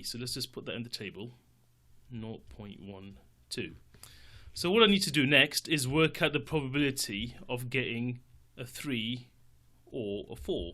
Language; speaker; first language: English; native; English